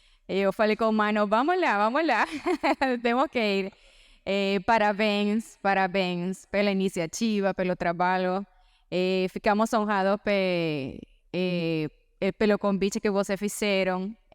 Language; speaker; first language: Portuguese; non-native, learner; Spanish